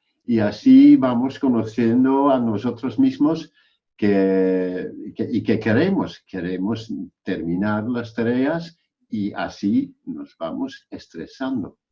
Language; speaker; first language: Spanish; non-native, fluent; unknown